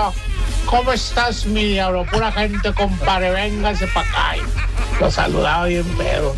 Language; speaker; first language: Spanish; native; Spanish